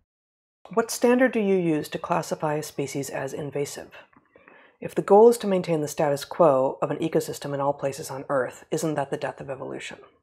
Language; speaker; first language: English; native; English